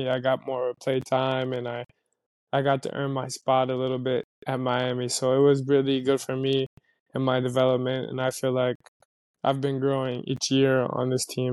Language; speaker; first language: English; native; English